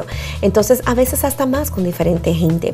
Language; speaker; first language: Spanish; native; Spanish